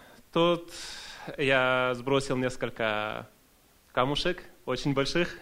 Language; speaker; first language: Russian; early bilingual, heritage; Russian